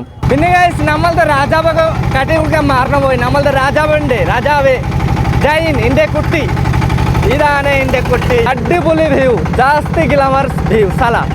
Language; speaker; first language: Malayalam; non-native, learner; Bangla